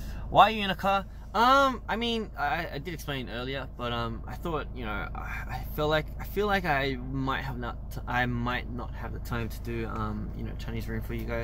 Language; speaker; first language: English; early bilingual, other home language; Korean